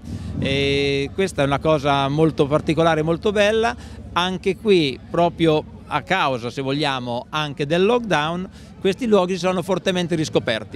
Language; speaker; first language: Italian; native; Italian